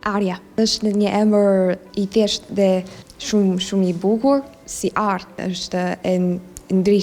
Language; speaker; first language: Albanian; non-native, learner; Chinese